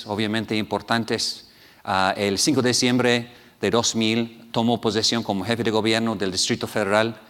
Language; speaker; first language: Spanish; non-native, fluent; English